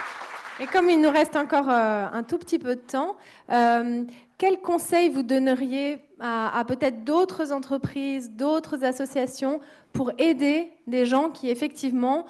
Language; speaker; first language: French; native; French